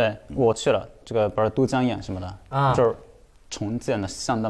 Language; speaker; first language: Chinese; non-native, fluent; Japanese